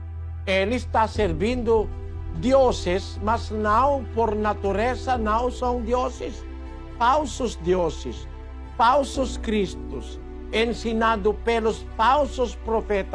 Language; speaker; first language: Portuguese; non-native, local second language; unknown